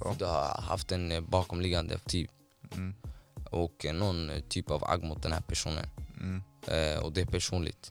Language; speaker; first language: Swedish; non-native, fluent; Somali